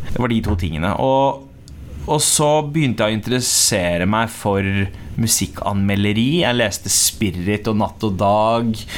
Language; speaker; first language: Norwegian; early bilingual, other home language; Punjabi